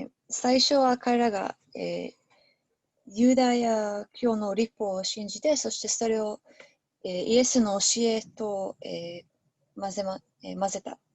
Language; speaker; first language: Japanese; non-native, learner; English